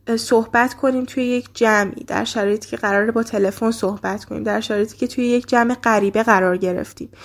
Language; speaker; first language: Persian; native; Persian